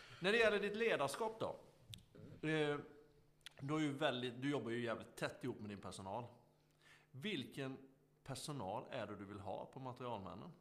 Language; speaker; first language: Swedish; native; Swedish